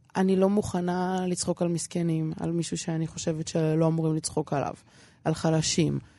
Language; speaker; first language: Hebrew; early bilingual, other home language; Russian